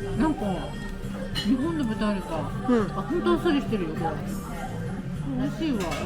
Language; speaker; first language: Japanese; native; Japanese